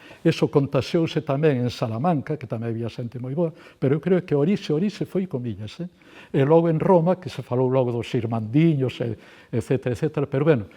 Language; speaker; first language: Galician; native; Galician